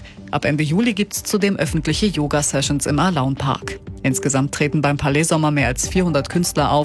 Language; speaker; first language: German; native; German